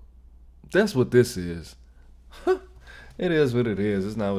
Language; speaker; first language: English; native; English